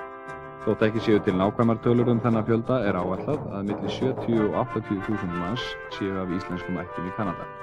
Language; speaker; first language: Icelandic; native; Icelandic